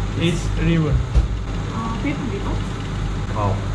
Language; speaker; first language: English; non-native, fluent; Turkish